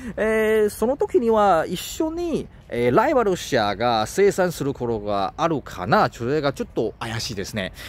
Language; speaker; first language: Japanese; non-native, learner; Chinese